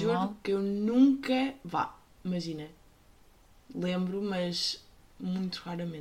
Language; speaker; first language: Portuguese; native; Portuguese